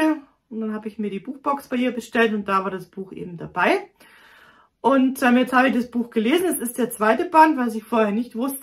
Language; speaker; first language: German; native; German